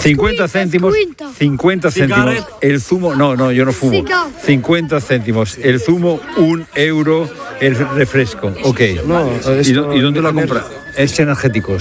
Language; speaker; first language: Spanish; native; Spanish